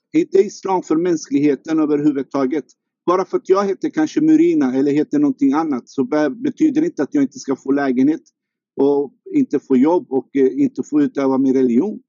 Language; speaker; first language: Swedish; non-native, fluent; Albanian